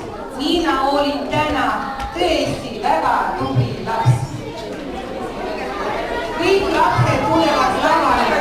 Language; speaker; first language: Estonian; non-native, local second language; Russian